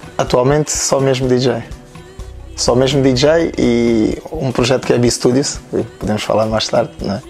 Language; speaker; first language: Portuguese; native; Portuguese